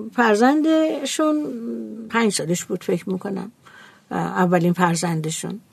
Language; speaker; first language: Persian; native; Persian